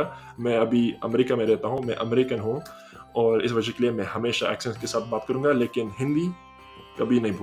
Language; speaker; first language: Hindi; early bilingual, heritage; Hindi